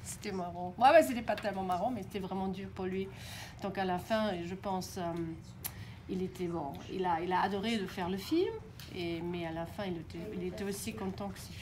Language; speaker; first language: French; non-native, fluent; German